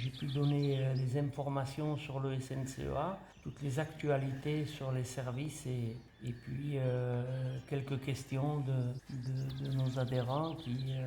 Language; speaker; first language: French; native; French